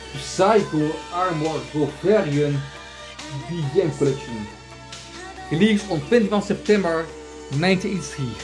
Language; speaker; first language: English; non-native, learner; Dutch